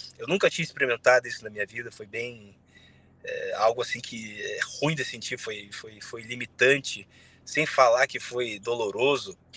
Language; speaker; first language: Portuguese; native; Portuguese